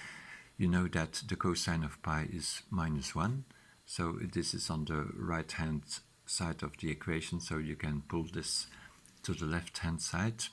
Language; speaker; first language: English; non-native, fluent; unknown